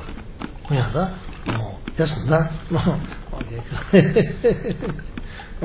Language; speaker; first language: Russian; non-native, learner; Tibetan